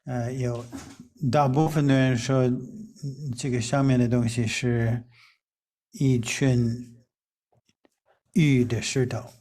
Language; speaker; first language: Chinese; non-native, fluent; English